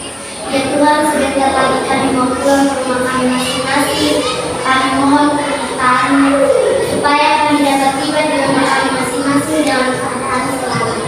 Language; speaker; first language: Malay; non-native, local second language; Tetum